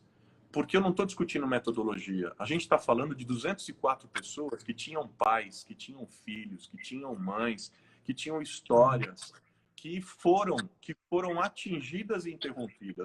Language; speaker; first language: Portuguese; native; Portuguese